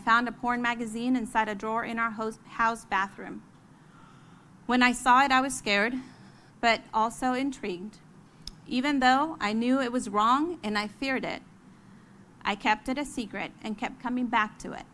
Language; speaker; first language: English; early bilingual, other home language; Spanish